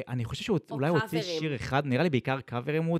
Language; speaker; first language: Hebrew; native; Hebrew